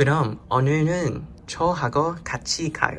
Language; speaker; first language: Korean; non-native, learner; English